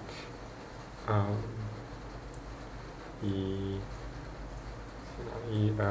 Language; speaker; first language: Spanish; non-native, learner; Chinese